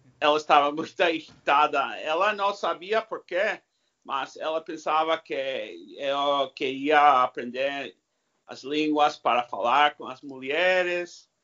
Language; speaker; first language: Portuguese; non-native, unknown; English